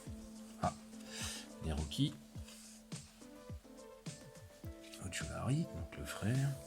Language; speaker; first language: French; native; French